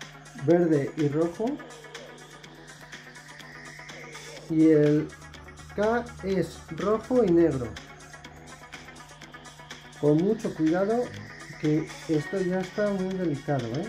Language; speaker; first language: Spanish; native; Spanish